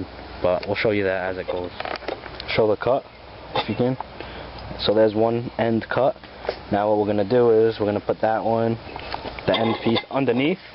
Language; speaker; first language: English; native; English